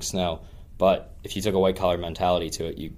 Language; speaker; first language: English; native; English